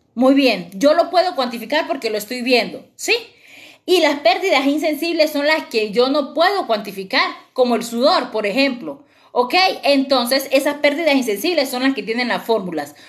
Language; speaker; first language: Spanish; native; Spanish